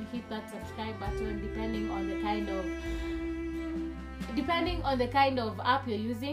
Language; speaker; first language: English; non-native, local second language; Swahili